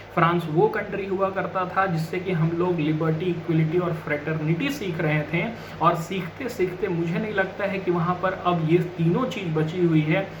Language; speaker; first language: Hindi; native; Hindi